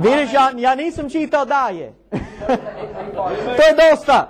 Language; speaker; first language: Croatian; non-native, learner; English